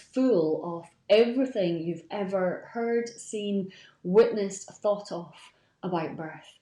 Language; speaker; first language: English; native; English